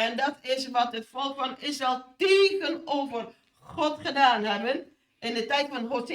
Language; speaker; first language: Dutch; non-native, fluent; Indonesian